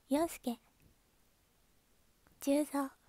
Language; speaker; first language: Japanese; native; Japanese